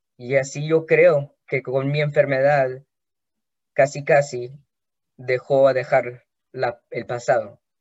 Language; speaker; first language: Spanish; early bilingual, heritage; Spanish